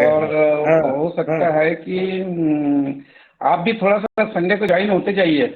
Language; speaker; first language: Hindi; native; Hindi